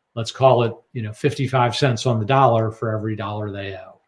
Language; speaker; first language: English; native; English